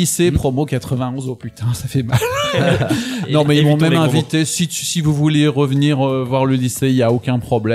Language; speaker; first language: French; native; French